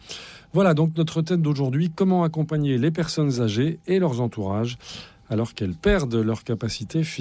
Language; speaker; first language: French; native; French